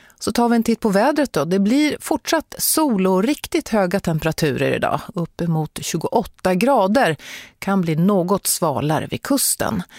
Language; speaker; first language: Swedish; native; Swedish